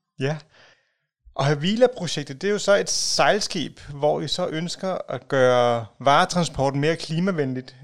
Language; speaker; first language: Danish; native; Danish